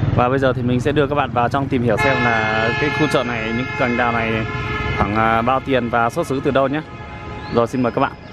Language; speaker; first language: Vietnamese; native; Vietnamese